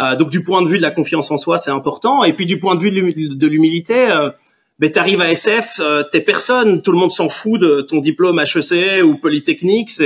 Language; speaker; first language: French; native; French